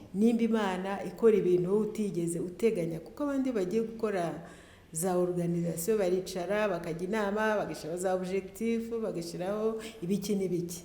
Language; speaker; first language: Kinyarwanda; native; Kinyarwanda